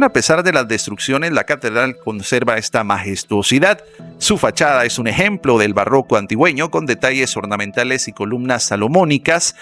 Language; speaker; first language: Spanish; native; Spanish